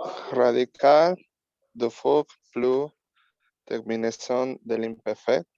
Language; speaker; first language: French; non-native, learner; Spanish